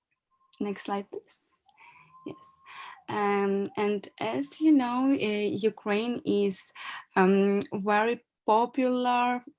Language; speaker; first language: English; non-native, learner; Ukrainian